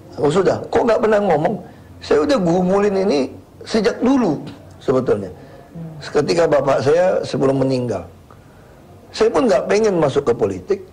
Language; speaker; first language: Indonesian; native; Indonesian